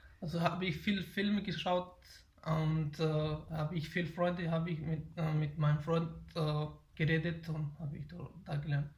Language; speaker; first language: German; non-native, learner; Pashto